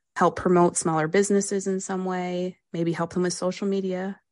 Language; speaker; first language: English; native; English